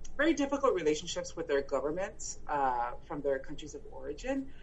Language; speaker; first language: English; early bilingual, other home language; Spanish